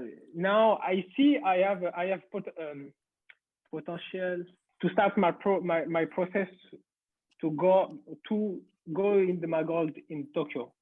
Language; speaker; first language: English; non-native, learner; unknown